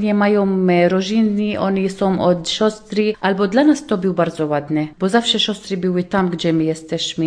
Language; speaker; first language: Polish; early bilingual, heritage; Arabic